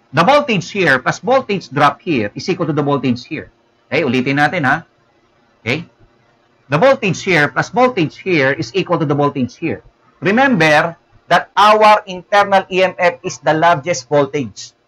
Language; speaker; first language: English; non-native, local second language; Filipino